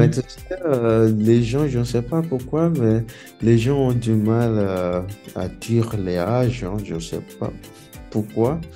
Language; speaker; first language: French; non-native, learner; Portuguese